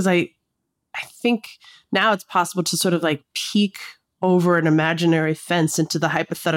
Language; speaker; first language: English; native; English